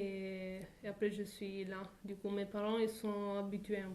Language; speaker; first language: French; non-native, fluent; Italian